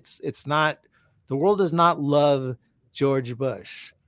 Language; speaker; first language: English; native; English